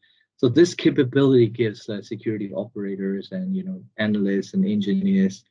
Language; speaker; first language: English; non-native, fluent; Burmese